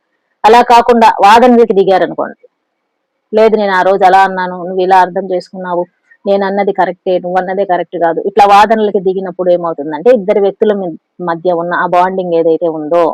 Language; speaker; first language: Telugu; native; Telugu